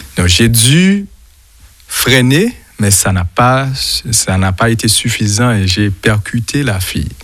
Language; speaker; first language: French; non-native, local second language; Haitian Creole